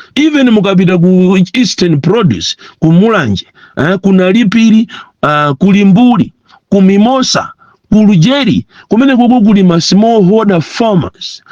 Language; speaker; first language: Nyanja; non-native, local second language; Tumbuka